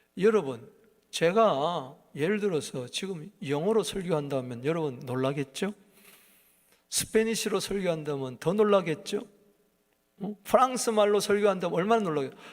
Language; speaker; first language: Korean; native; Korean